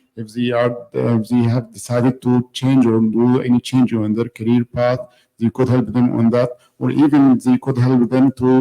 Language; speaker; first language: English; non-native, fluent; Arabic